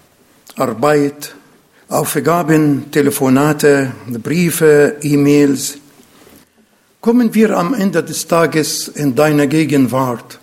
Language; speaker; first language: German; non-native, fluent; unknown